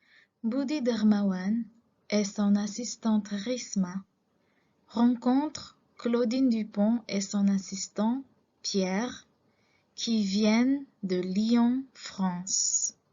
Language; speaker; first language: French; non-native, fluent; Indonesian